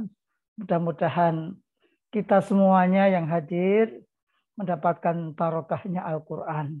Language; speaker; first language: Indonesian; native; Indonesian